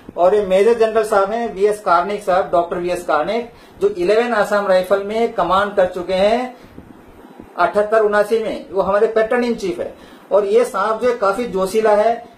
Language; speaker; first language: Hindi; non-native, local second language; Malayalam